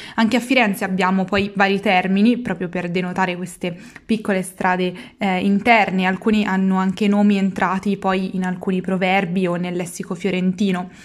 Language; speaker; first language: Italian; native; Italian